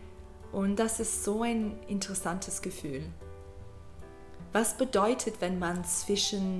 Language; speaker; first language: German; non-native, learner; English